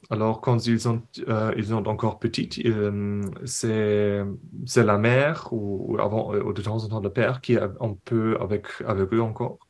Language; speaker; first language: French; non-native, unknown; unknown